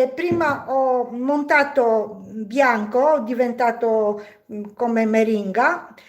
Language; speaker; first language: Italian; non-native, learner; Polish